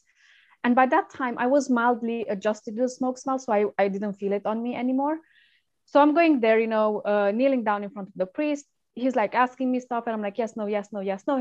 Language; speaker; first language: English; non-native, fluent; Romanian